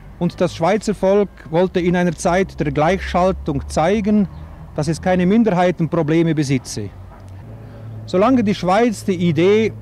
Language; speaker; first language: German; non-native, local second language; Romansh